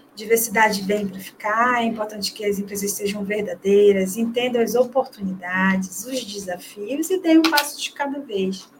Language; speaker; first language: Portuguese; native; Portuguese